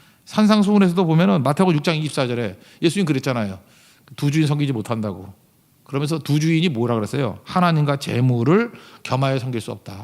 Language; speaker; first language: Korean; native; Korean